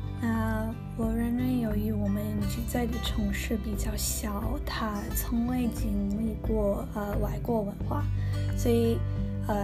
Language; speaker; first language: Chinese; non-native, learner; English